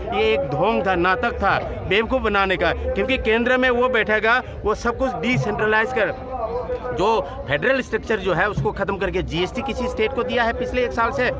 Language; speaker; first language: Hindi; non-native, local second language; Manipuri